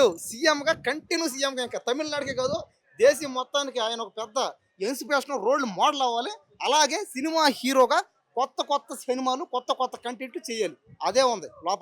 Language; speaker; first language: Telugu; native; Telugu